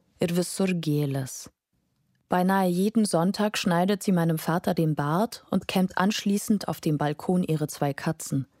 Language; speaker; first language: German; non-native, fluent; Lithuanian